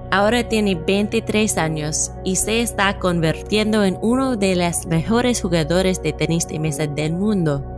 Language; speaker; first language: Spanish; non-native, fluent; English